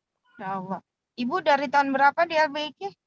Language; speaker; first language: Indonesian; native; Indonesian